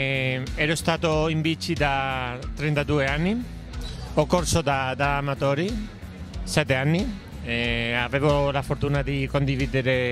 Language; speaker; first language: Italian; non-native, learner; Spanish